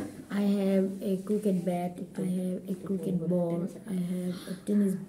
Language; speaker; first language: English; non-native, learner; Bangla